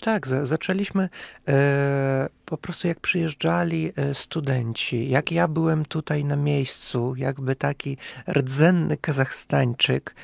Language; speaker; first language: Polish; non-native, fluent; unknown